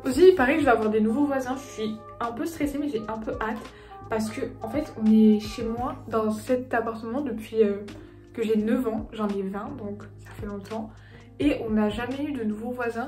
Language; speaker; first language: French; native; French